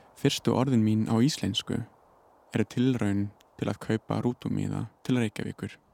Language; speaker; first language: Icelandic; non-native, fluent; German